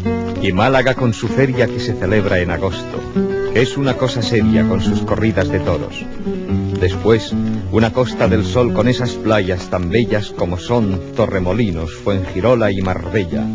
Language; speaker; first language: Spanish; native; Spanish